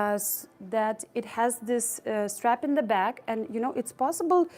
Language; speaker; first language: English; non-native, fluent; Lithuanian